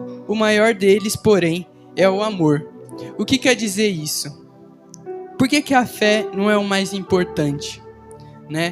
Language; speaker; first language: Portuguese; native; Portuguese